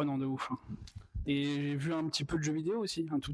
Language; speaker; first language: French; native; French